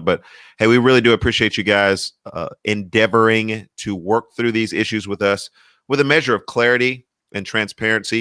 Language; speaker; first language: English; native; English